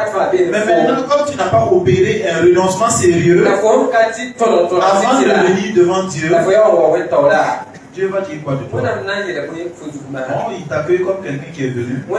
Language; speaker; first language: French; non-native, local second language; Mossi